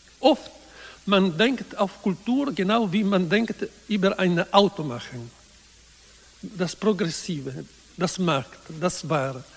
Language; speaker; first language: German; non-native, learner; Italian